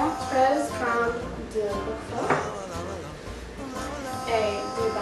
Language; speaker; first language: French; non-native, learner; English